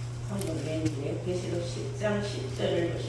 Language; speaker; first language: Korean; native; Korean